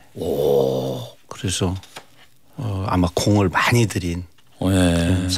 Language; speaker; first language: Korean; native; Korean